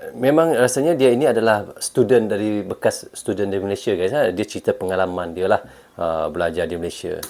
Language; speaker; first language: Malay; native; Malay